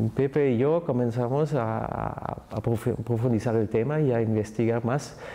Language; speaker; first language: Spanish; non-native, fluent; German